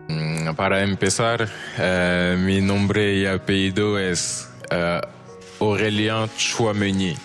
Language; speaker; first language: Spanish; non-native, learner; French